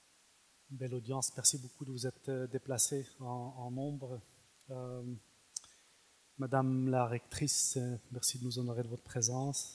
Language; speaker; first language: French; non-native, fluent; Arabic